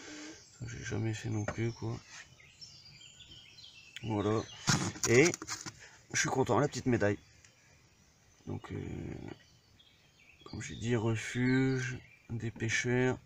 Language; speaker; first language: French; native; French